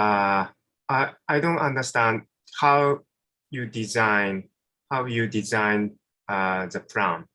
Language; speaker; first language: English; non-native, fluent; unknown